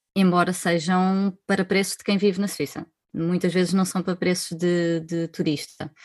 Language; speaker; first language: Portuguese; native; Portuguese